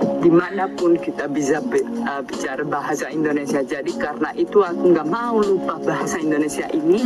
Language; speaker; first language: Indonesian; non-native, fluent; Spanish